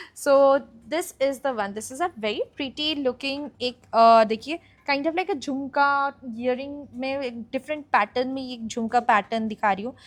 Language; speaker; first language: Hindi; non-native, local second language; Bangla